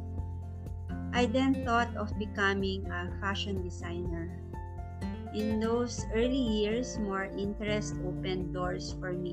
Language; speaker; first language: English; non-native, local second language; Iloko